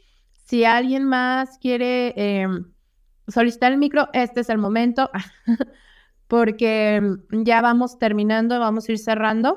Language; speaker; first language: Spanish; native; Spanish